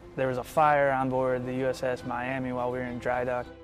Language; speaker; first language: English; native; English